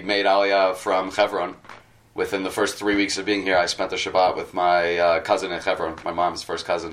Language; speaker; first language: English; native; English